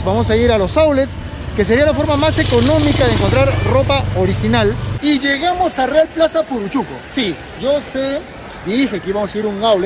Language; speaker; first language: Spanish; native; Spanish